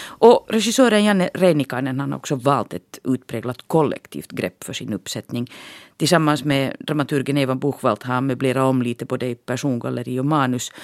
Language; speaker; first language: Swedish; native; Swedish